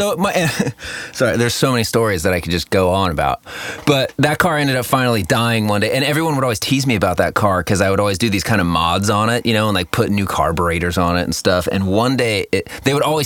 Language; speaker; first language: English; native; English